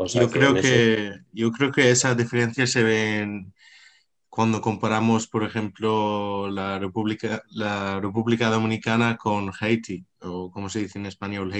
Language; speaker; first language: Spanish; non-native, fluent; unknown